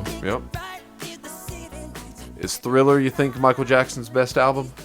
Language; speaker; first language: English; native; English